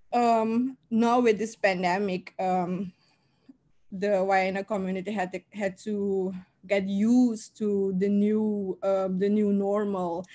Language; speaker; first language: English; non-native, fluent; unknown